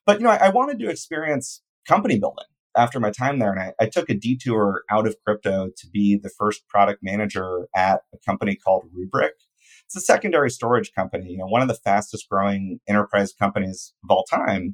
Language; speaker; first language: English; native; English